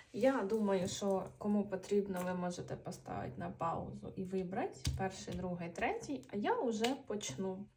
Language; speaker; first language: Ukrainian; non-native, local second language; Russian